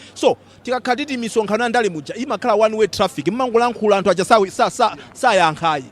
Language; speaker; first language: Nyanja; native; Nyanja